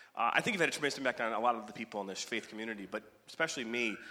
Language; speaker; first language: English; native; English